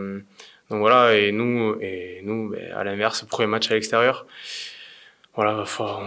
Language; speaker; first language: French; native; French